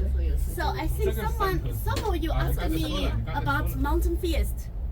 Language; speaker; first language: English; non-native, learner; Chinese